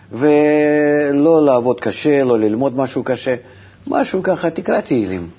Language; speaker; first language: Hebrew; non-native, fluent; Russian